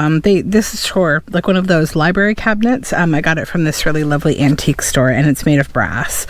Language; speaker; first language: English; native; English